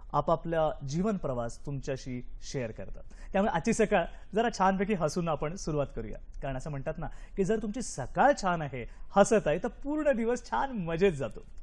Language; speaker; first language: Marathi; native; Marathi